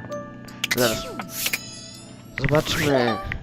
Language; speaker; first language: Polish; early bilingual, heritage; Polish